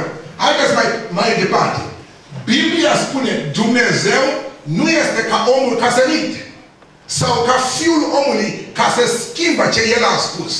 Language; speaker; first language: Romanian; non-native, learner; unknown